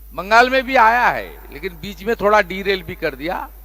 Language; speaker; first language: Hindi; non-native, local second language; Bangla